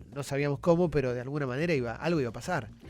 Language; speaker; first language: Spanish; native; Spanish